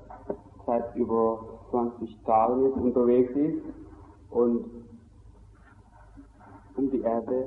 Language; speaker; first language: German; non-native, fluent; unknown